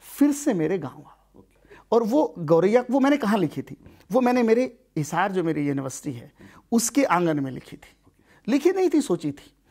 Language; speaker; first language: Hindi; native; Hindi